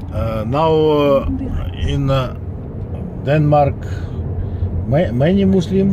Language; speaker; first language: English; non-native, learner; Kazakh